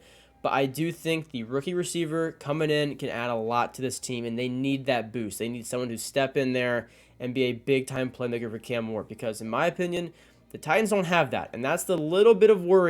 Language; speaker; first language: English; native; English